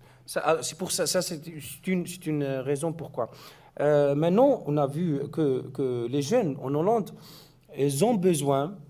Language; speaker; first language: French; non-native, learner; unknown